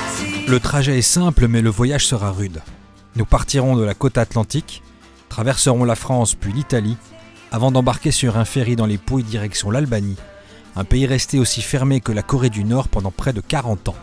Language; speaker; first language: French; native; French